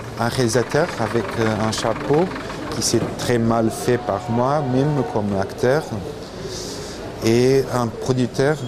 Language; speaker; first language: French; non-native, fluent; Portuguese